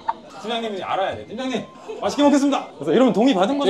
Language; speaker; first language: Korean; native; Korean